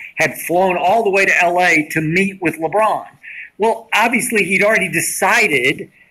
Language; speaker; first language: English; native; English